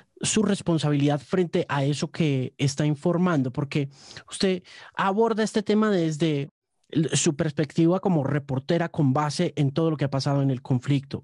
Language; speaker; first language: Spanish; native; Spanish